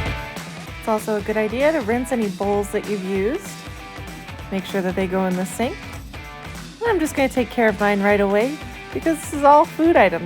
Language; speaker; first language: English; native; English